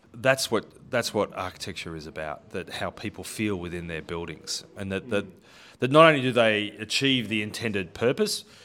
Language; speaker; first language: English; native; English